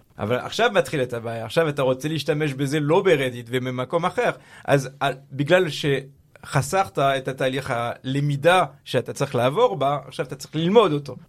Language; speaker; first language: Hebrew; non-native, fluent; French